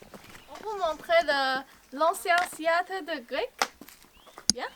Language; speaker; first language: French; non-native, fluent; Chinese